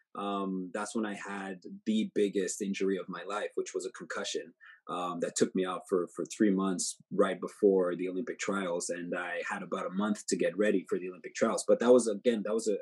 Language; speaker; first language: English; native; English